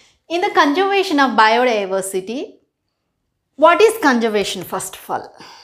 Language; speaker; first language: English; non-native, local second language; Telugu